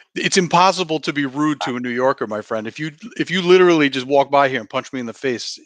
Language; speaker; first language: English; native; English